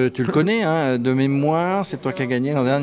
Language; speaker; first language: French; native; French